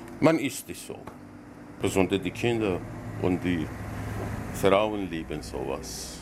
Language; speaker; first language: German; non-native, learner; Persian